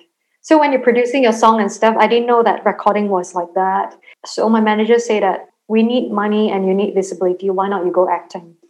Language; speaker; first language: English; non-native, local second language; Chinese